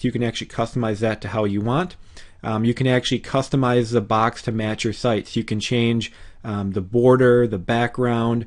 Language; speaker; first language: English; native; English